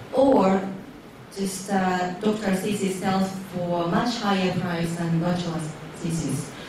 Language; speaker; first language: English; non-native, fluent; Japanese